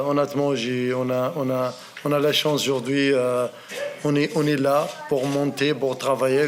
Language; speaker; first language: French; non-native, learner; Arabic